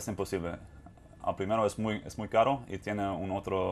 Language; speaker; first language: Spanish; non-native, fluent; English